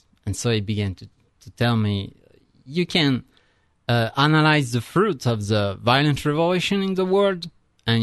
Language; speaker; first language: English; non-native, fluent; French